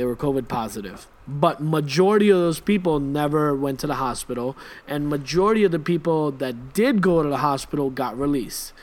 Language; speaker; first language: English; native; English